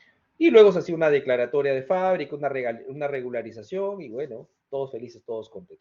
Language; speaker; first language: Spanish; native; Spanish